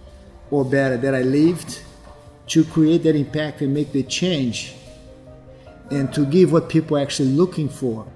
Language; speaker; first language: English; non-native, fluent; Portuguese